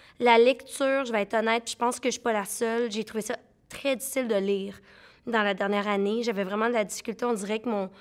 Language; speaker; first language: French; native; French